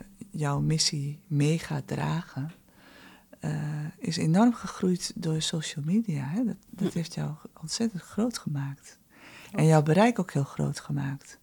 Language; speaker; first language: Dutch; native; Dutch